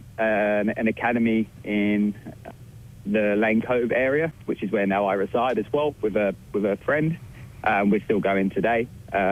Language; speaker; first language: English; native; English